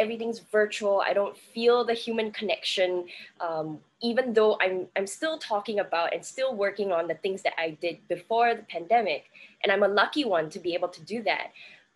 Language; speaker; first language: English; native; English